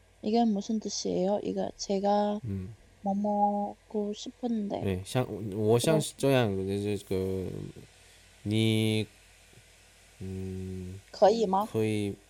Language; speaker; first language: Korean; non-native, learner; Chinese